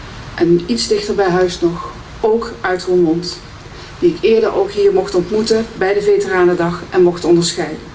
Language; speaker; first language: Dutch; native; Dutch